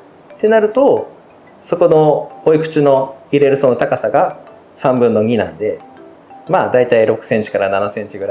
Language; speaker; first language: Japanese; native; Japanese